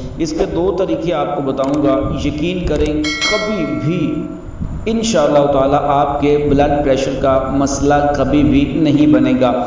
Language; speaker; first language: Urdu; non-native, local second language; Punjabi